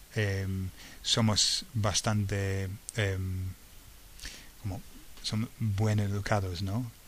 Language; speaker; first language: Spanish; non-native, fluent; English